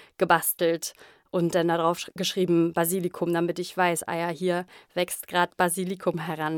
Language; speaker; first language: German; native; German